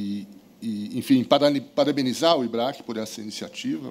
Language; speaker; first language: Portuguese; native; Portuguese